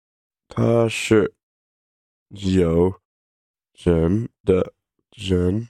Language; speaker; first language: Chinese; non-native, learner; English